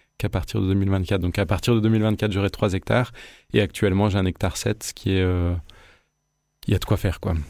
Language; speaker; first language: French; native; French